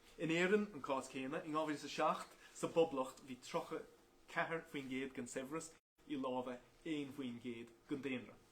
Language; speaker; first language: Irish; non-native, local second language; English